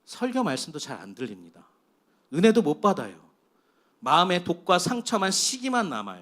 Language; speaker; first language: Korean; native; Korean